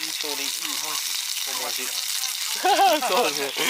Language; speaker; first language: Japanese; non-native, learner; Vietnamese